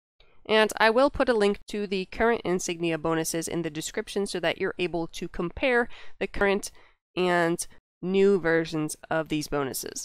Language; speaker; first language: English; native; English